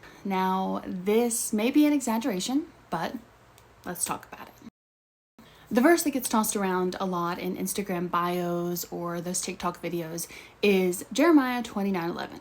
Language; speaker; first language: English; native; English